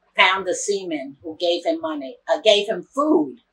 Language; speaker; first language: English; native; English